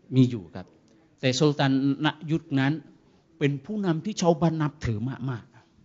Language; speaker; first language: Thai; non-native, fluent; Indonesian